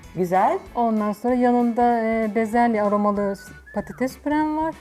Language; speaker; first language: Turkish; native; Turkish